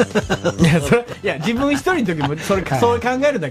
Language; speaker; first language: Japanese; native; Japanese